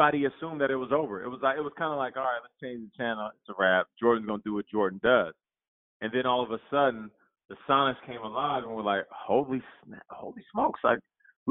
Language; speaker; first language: English; native; English